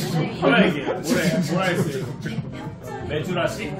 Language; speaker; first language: Korean; native; Korean